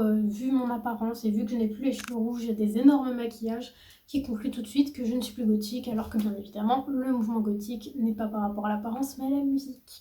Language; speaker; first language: French; native; French